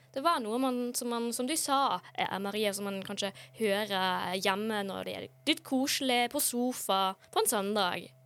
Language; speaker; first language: Norwegian; non-native, fluent; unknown